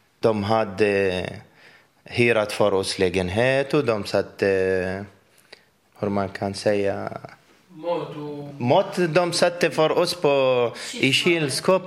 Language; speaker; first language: Swedish; non-native, learner; Arabic